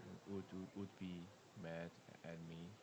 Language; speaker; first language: English; non-native, learner; Korean